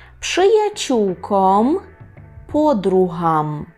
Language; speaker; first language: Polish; non-native, fluent; Ukrainian